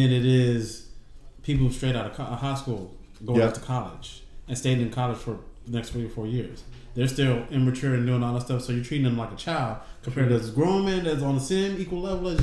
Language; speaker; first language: English; native; English